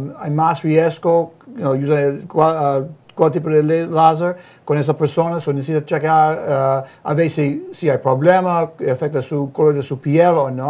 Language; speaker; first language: Spanish; non-native, learner; English